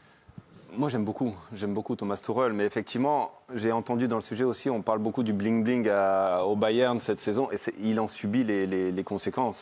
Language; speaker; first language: French; native; French